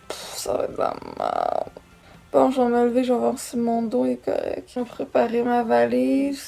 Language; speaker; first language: French; native; French